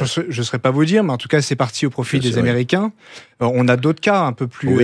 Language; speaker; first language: French; native; French